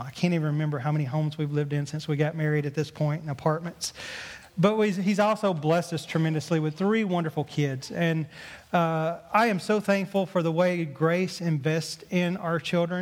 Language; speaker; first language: English; native; English